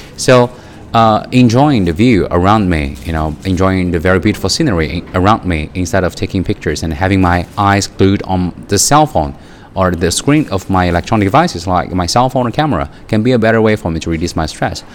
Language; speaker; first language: English; non-native, fluent; Chinese